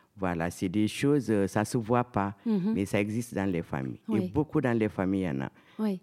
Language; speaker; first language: French; non-native, local second language; Fula